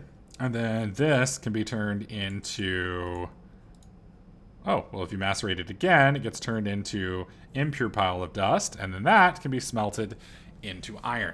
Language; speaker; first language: English; native; English